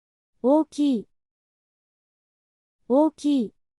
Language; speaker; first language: Japanese; native; Japanese